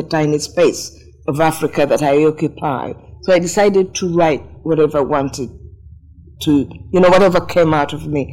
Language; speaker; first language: English; non-native, local second language; Ganda